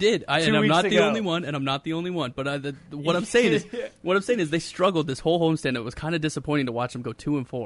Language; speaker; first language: English; native; English